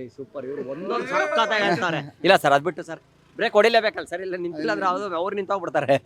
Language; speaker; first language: Kannada; native; Kannada